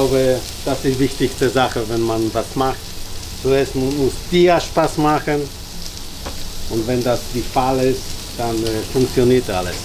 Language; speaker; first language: German; non-native, fluent; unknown